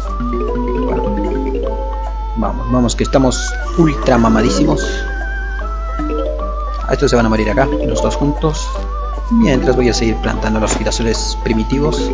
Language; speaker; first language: Spanish; native; Spanish